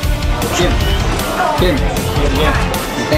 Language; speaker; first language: Japanese; non-native, learner; Javanese